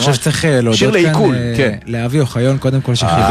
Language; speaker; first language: Hebrew; native; Hebrew